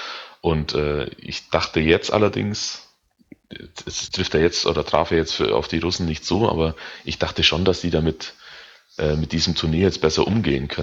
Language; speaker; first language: German; native; German